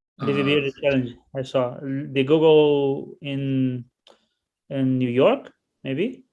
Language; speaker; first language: English; non-native, learner; Portuguese